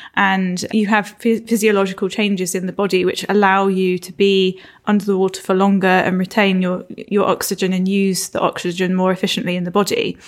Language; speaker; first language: English; native; English